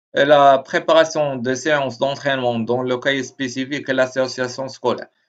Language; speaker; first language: French; non-native, local second language; Arabic